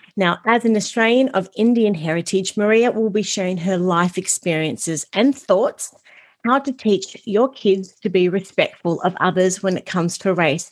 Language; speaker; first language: English; native; English